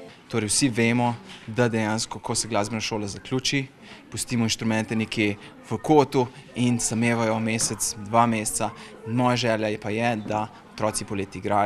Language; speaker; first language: Slovenian; native; Slovenian